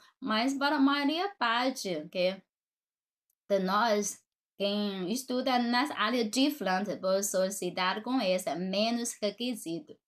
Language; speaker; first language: Portuguese; non-native, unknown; Chinese